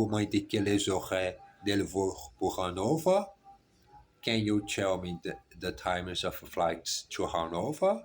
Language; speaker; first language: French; non-native, learner; German